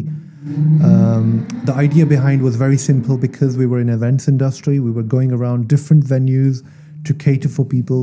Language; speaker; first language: English; non-native, local second language; Urdu